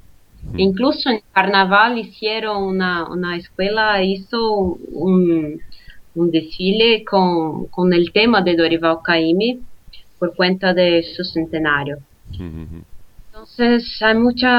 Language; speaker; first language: Spanish; non-native, fluent; Portuguese